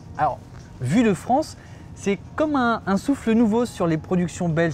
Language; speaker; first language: French; native; French